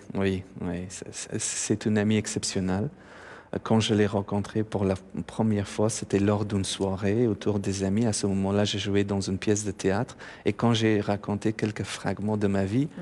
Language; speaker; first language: French; non-native, fluent; Persian